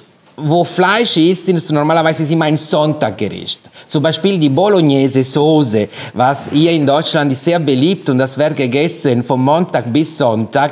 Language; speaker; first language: German; non-native, fluent; Italian